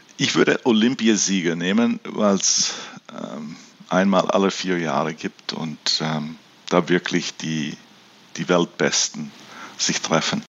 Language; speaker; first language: German; early bilingual, heritage; German